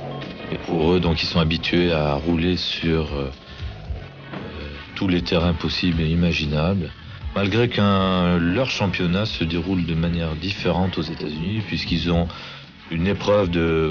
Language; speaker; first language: French; native; French